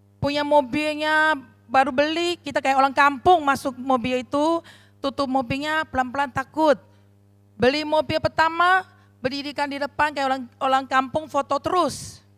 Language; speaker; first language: Indonesian; non-native, learner; Chinese